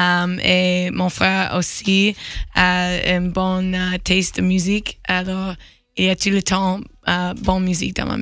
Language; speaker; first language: French; non-native, learner; English